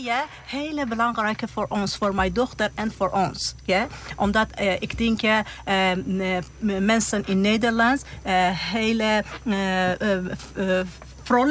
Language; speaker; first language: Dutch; non-native, learner; Persian